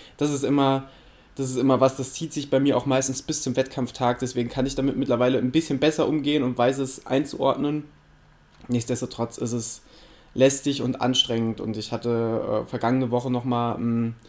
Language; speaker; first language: German; native; German